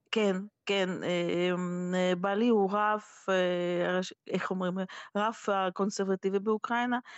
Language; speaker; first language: Hebrew; non-native, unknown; Russian